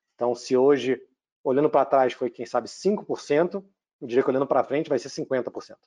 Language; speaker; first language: Portuguese; native; Portuguese